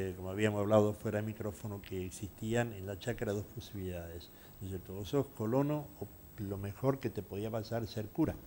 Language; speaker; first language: Spanish; native; Spanish